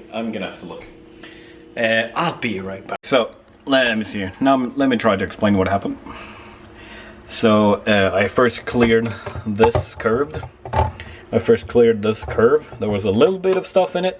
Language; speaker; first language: English; non-native, fluent; Swedish